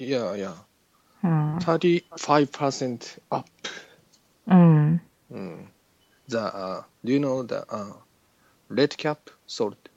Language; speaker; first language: English; non-native, learner; Japanese